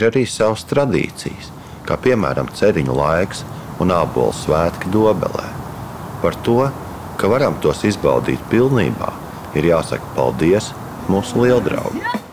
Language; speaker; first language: Latvian; native; Latvian